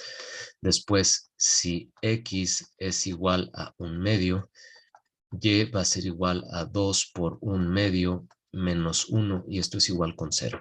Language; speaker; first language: Spanish; native; Spanish